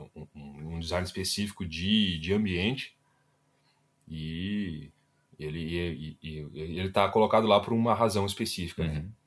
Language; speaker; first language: Portuguese; native; Portuguese